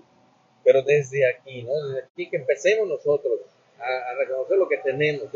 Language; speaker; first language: Spanish; native; Spanish